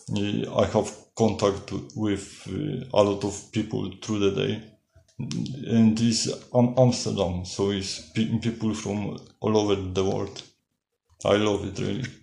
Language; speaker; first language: English; non-native, learner; Polish